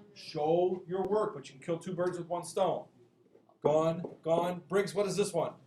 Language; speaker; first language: English; native; English